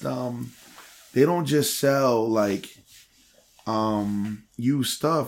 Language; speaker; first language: English; early bilingual, other home language; Spanish